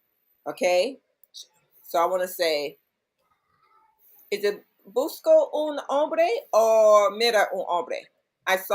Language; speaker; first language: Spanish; non-native, learner; English